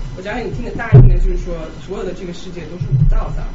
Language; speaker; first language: Chinese; native; Chinese